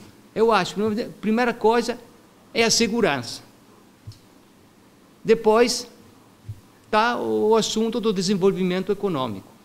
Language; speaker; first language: Portuguese; non-native, fluent; Italian